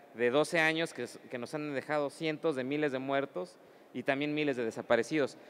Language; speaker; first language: Spanish; native; Spanish